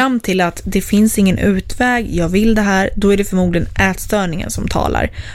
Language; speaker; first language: Swedish; native; Swedish